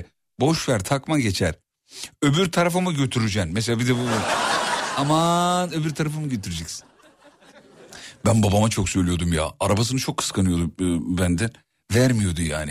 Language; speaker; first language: Turkish; native; Turkish